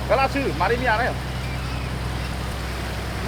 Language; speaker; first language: Korean; non-native, learner; Vietnamese